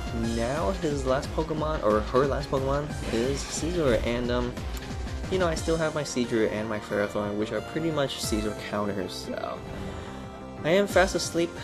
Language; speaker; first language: English; native; English